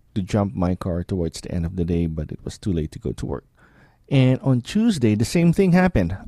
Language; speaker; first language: English; non-native, local second language; Filipino